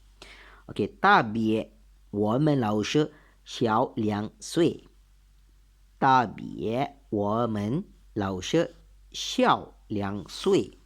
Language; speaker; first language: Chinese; non-native, learner; Malay